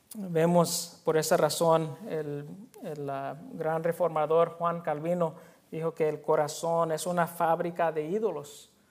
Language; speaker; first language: Spanish; early bilingual, heritage; Spanish